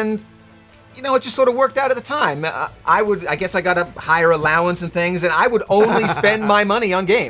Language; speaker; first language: English; native; English